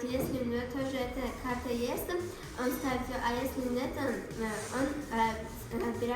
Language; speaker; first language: Russian; non-native, local second language; Tajik